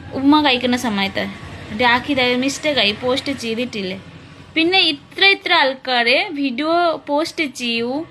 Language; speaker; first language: Malayalam; non-native, learner; Bangla